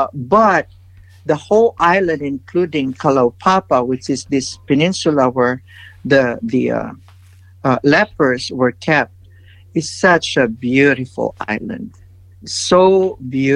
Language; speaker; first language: English; non-native, local second language; Filipino